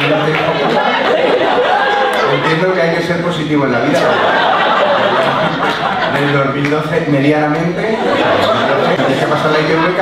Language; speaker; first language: Spanish; native; Spanish